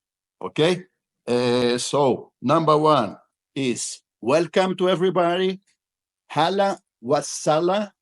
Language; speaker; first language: English; non-native, fluent; Portuguese